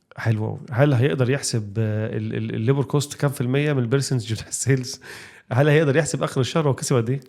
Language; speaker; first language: Egyptian Arabic; native; Egyptian Arabic